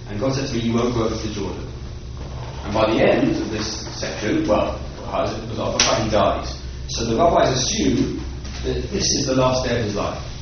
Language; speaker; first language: English; native; English